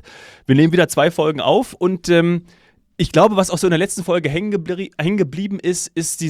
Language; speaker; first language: German; native; German